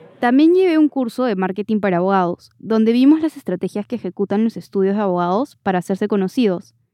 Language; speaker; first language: Spanish; native; Spanish